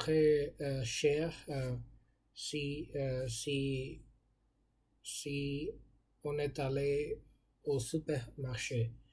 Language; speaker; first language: French; non-native, learner; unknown